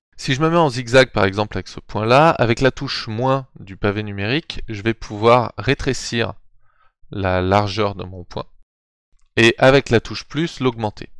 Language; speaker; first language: French; native; French